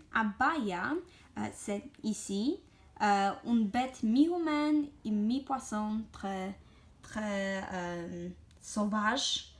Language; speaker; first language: French; non-native, learner; English